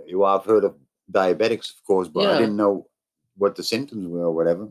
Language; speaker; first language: English; non-native, fluent; Dutch